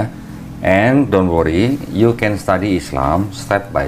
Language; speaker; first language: English; non-native, fluent; Indonesian